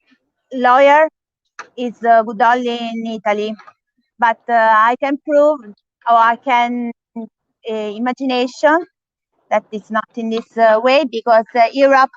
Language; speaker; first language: English; non-native, learner; Italian